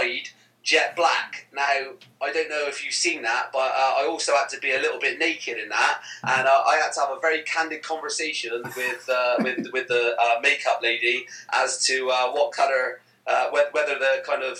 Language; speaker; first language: English; native; English